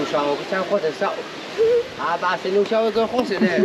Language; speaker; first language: Persian; non-native, local second language; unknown